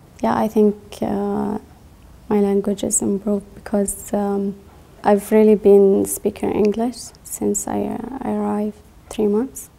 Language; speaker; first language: English; non-native, learner; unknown